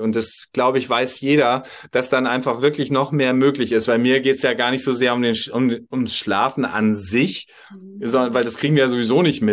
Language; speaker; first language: German; native; German